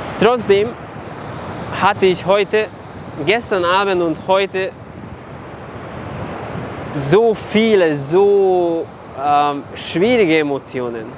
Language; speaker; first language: German; non-native, fluent; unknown